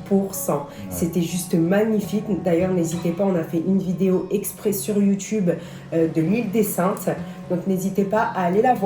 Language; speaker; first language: French; native; French